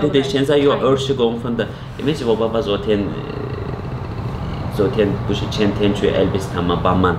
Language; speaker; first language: Chinese; non-native, fluent; Turkish